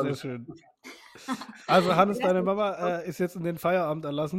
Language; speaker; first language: German; native; German